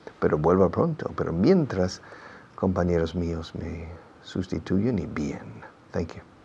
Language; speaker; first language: Spanish; non-native, fluent; English